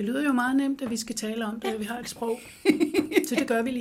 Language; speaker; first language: Danish; native; Danish